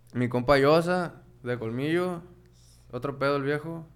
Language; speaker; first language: Spanish; native; Spanish